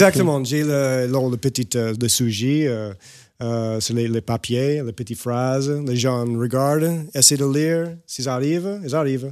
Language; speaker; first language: French; non-native, fluent; English